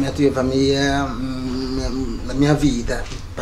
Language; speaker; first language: Italian; non-native, learner; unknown